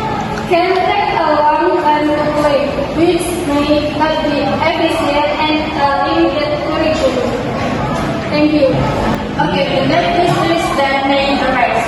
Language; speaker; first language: English; non-native, learner; Indonesian